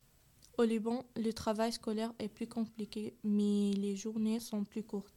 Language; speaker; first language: French; early bilingual, other home language; Arabic